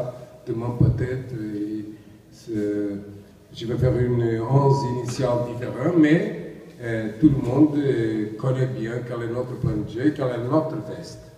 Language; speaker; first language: French; non-native, learner; Portuguese